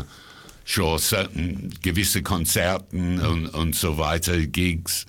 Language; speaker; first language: German; non-native, fluent; English